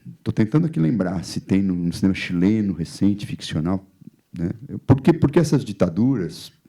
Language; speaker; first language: Portuguese; native; Portuguese